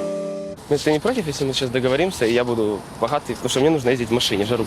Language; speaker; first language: Russian; native; Russian